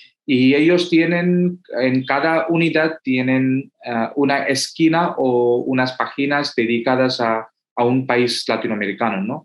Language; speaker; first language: Spanish; non-native, fluent; Hindi